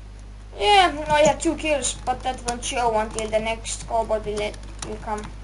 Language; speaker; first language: English; non-native, learner; Estonian